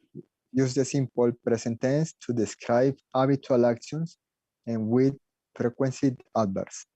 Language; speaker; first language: English; non-native, learner; Spanish